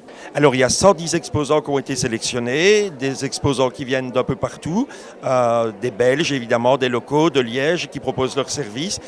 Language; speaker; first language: French; native; French